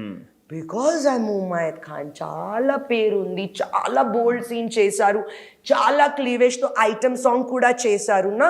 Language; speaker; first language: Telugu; non-native, learner; Hindi